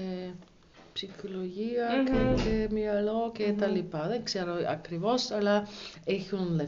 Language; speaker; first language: Greek; non-native, learner; German